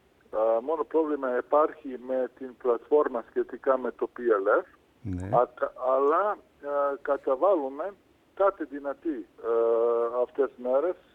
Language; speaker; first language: Greek; non-native, fluent; Serbian